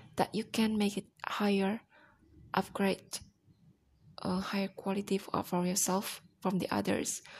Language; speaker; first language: English; non-native, learner; Indonesian